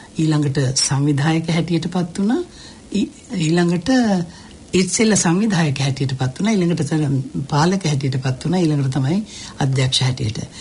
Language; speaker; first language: Sinhala; native; Sinhala